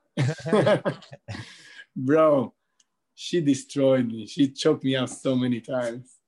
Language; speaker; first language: English; non-native, fluent; Albanian